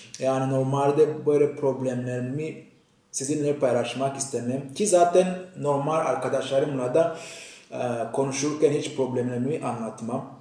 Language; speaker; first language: Turkish; non-native, fluent; Kinyarwanda